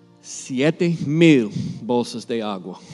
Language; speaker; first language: Spanish; non-native, learner; English